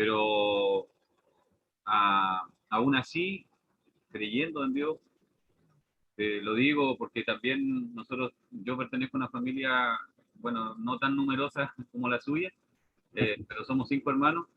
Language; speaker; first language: Spanish; native; Spanish